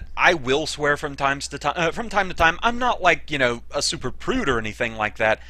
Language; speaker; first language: English; native; English